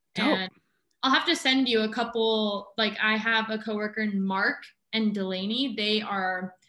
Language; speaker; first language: English; native; English